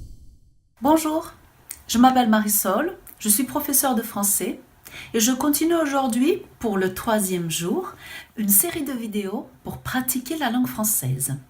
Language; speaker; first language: French; non-native, fluent; Portuguese